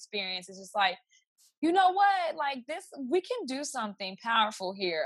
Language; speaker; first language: English; native; English